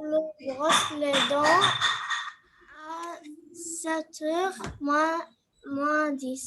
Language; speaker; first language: French; non-native, learner; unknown